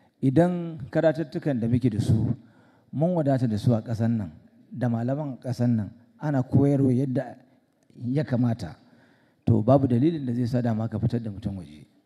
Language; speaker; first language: Hausa; native; Hausa